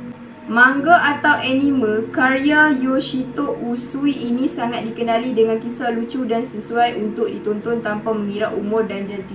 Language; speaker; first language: Malay; native; Malay